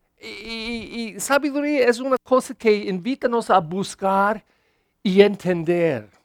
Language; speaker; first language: Spanish; non-native, learner; English